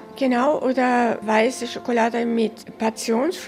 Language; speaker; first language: German; early bilingual, heritage; German